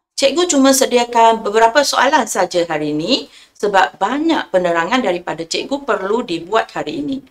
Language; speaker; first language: Malay; non-native, local second language; Chinese